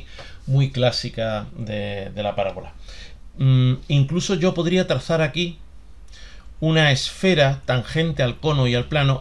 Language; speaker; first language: Spanish; native; Spanish